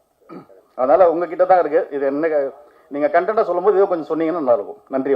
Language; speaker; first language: Tamil; native; Tamil